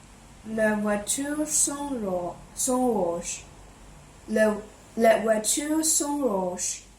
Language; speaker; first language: French; non-native, learner; Chinese